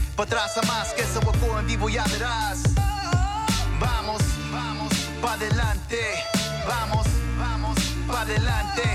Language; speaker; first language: English; non-native, fluent; Kʼicheʼ